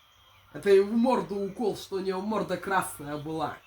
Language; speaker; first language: Russian; native; Russian